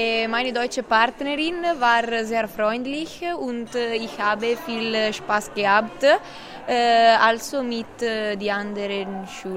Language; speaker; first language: German; non-native, learner; Italian